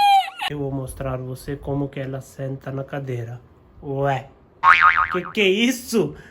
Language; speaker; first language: Portuguese; non-native, learner; Hindi